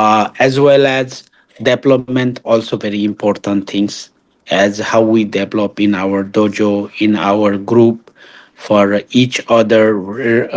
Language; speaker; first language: English; non-native, learner; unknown